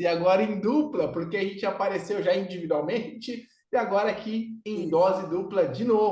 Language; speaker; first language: Portuguese; native; Portuguese